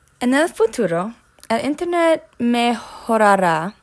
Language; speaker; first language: Spanish; non-native, learner; English